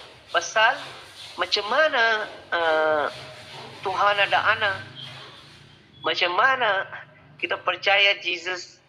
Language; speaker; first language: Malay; non-native, learner; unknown